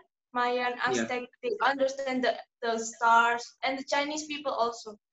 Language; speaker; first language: English; non-native, learner; Indonesian